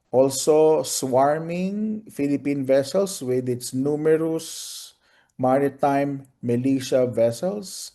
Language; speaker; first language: English; non-native, local second language; Filipino